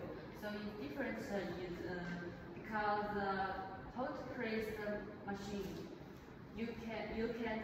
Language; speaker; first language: English; non-native, learner; Chinese